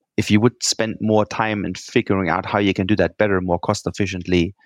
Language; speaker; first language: English; non-native, fluent; German